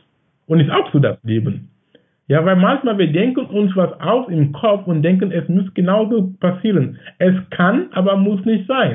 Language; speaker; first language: German; non-native, fluent; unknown